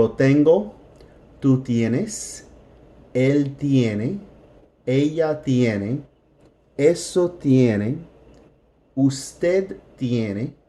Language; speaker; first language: Spanish; non-native, fluent; English